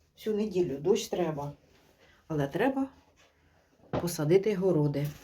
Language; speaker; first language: Ukrainian; native; Ukrainian